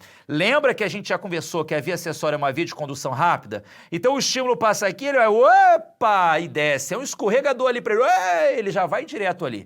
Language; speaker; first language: Portuguese; native; Portuguese